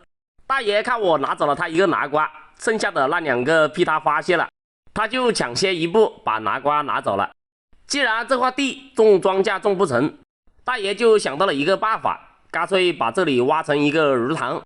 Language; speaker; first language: Chinese; native; Chinese